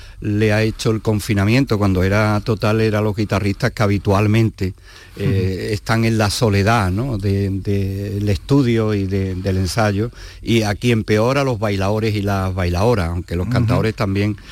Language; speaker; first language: Spanish; native; Spanish